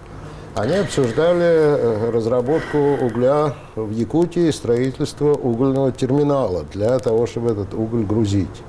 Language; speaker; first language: Russian; native; Russian